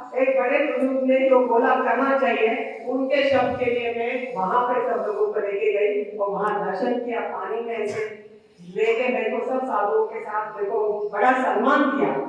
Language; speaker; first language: Hindi; non-native, local second language; Marathi